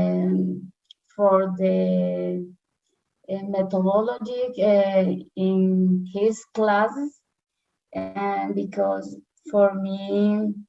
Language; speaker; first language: English; non-native, learner; Spanish